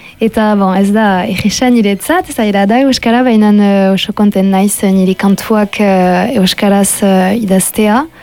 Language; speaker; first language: Basque; non-native, local second language; French